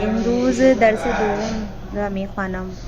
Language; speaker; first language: Persian; non-native, learner; Urdu